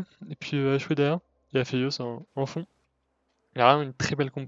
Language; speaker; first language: French; native; French